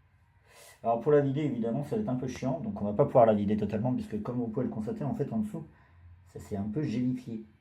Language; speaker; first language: French; native; French